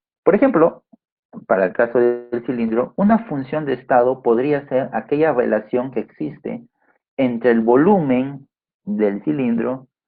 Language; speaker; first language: Spanish; native; Spanish